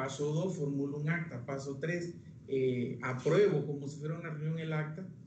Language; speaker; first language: Spanish; native; Spanish